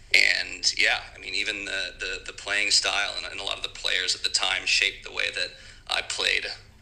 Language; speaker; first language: English; native; English